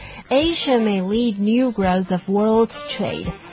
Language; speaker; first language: English; non-native, fluent; Chinese